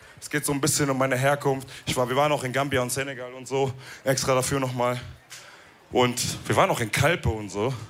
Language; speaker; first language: German; early bilingual, other home language; Wolof